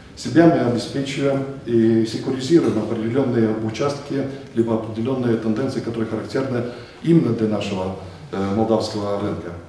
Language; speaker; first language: Russian; non-native, local second language; Romanian